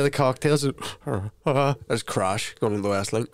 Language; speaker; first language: English; native; English